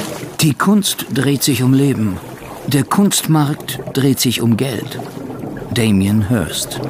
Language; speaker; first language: German; native; German